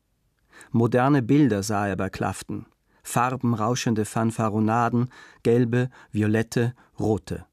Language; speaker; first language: German; native; German